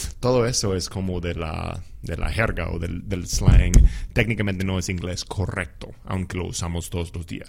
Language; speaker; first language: Spanish; non-native, fluent; English